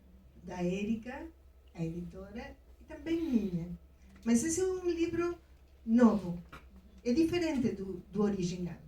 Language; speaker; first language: Portuguese; non-native, fluent; Spanish